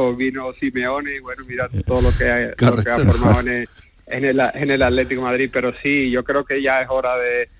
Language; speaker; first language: Spanish; native; Spanish